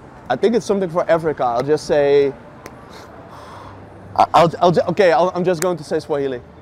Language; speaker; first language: English; non-native, fluent; Dutch